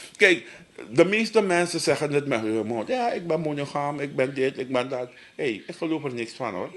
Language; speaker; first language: Dutch; native; Dutch